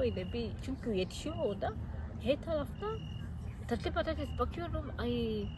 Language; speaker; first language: Turkish; non-native, fluent; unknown